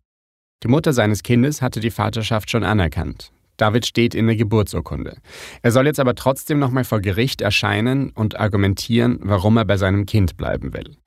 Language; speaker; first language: German; native; German